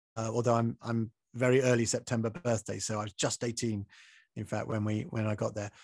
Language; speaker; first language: English; native; English